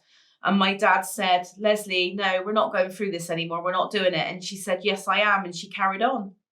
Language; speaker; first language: English; native; English